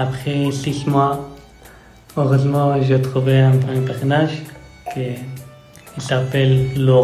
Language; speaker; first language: French; non-native, learner; Persian